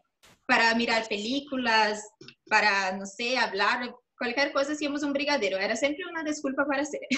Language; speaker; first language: Spanish; non-native, fluent; Portuguese